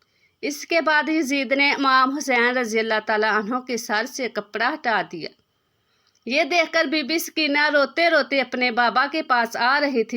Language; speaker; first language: Urdu; native; Urdu